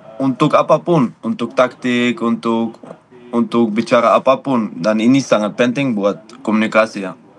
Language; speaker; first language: Indonesian; non-native, fluent; Dutch